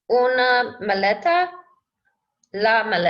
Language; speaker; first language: Spanish; non-native, learner; English